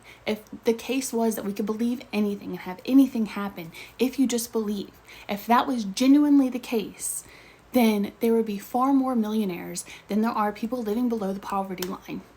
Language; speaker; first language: English; native; English